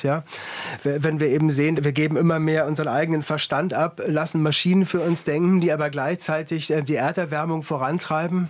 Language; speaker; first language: German; native; German